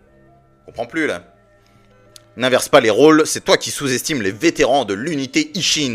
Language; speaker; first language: French; native; French